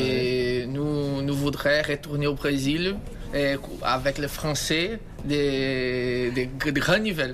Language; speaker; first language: French; non-native, learner; Portuguese